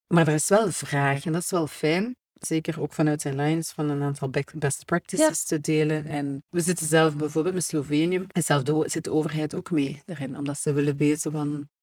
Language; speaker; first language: Dutch; native; Dutch